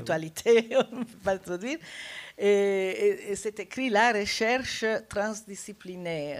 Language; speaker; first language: French; non-native, fluent; Italian